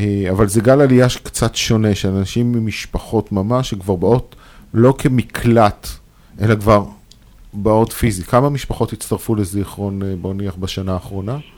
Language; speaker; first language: Hebrew; native; Hebrew